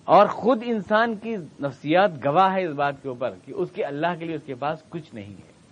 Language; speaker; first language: Urdu; native; Urdu